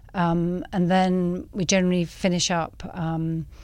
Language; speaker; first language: English; native; English